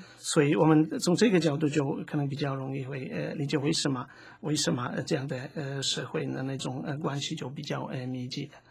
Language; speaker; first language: Chinese; non-native, fluent; Polish